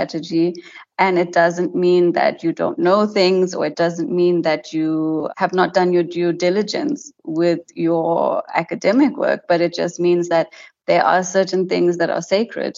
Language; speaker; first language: English; native; English